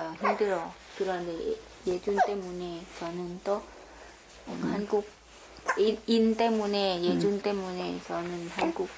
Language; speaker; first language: Korean; non-native, learner; Thai